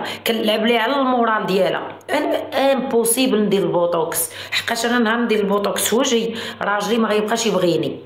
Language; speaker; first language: Arabic; native; Arabic